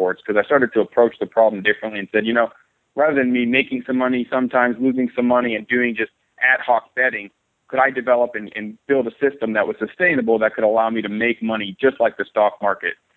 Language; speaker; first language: English; native; English